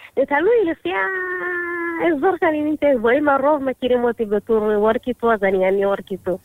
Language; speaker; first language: Hebrew; early bilingual, other home language; Amharic